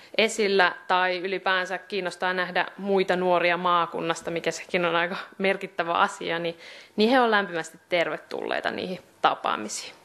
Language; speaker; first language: Finnish; native; Finnish